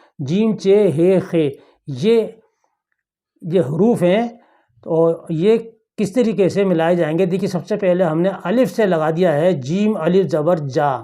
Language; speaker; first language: Hindi; native; Hindi